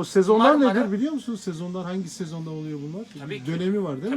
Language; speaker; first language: Turkish; native; Turkish